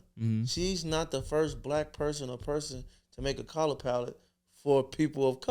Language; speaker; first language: English; native; English